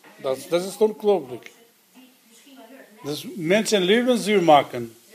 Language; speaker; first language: Dutch; non-native, learner; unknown